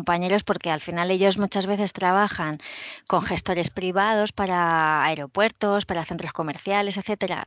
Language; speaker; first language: Spanish; native; Spanish